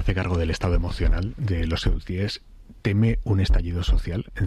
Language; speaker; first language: Spanish; native; Spanish